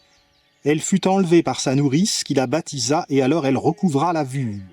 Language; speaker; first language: French; native; French